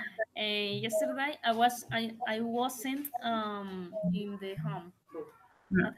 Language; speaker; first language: English; non-native, learner; Spanish